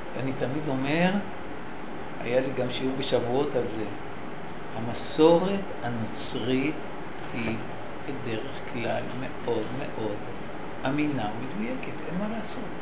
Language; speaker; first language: Hebrew; native; Hebrew